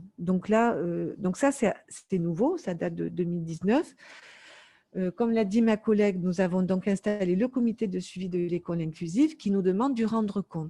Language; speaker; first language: French; native; French